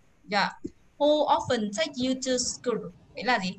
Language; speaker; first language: English; non-native, fluent; Vietnamese